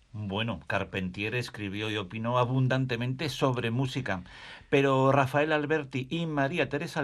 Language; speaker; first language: Spanish; native; Spanish